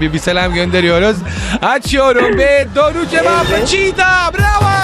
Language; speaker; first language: Turkish; non-native, learner; Italian